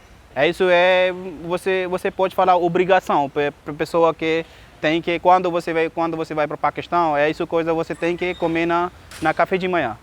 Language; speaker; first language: Portuguese; non-native, learner; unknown